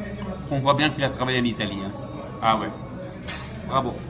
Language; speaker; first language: French; non-native, fluent; Italian